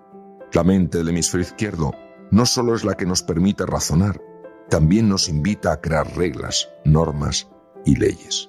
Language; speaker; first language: Spanish; native; Spanish